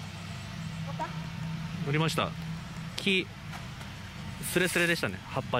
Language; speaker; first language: Japanese; native; Japanese